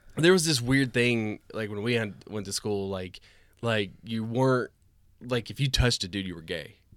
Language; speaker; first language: English; native; English